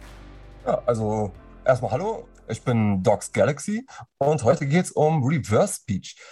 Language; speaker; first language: German; native; German